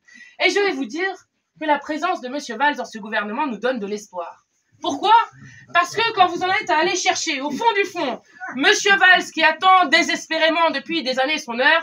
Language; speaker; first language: French; native; French